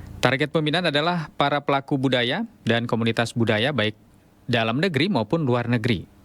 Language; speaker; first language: Indonesian; native; Indonesian